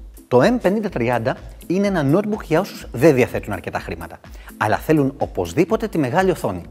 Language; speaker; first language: Greek; native; Greek